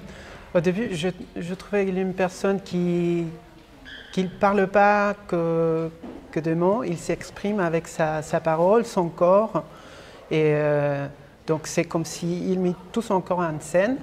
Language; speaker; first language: French; non-native, fluent; Spanish